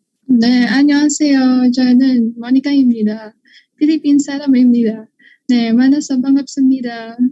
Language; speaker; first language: Korean; non-native, learner; Filipino